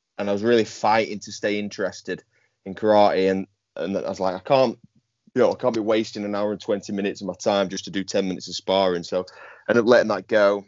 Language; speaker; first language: English; native; English